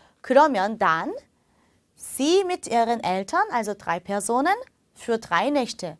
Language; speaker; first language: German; non-native, fluent; Korean